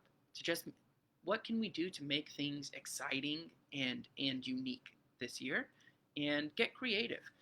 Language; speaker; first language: English; native; English